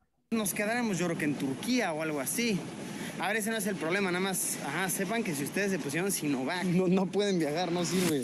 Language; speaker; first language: Spanish; native; Spanish